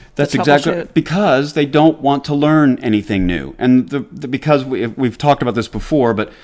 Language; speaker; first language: English; native; English